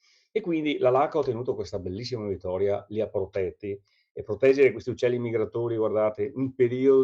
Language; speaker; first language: Italian; native; Italian